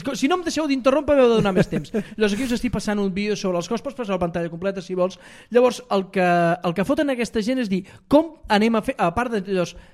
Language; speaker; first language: Catalan; native; Catalan